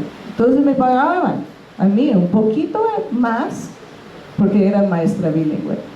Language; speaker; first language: Spanish; non-native, fluent; English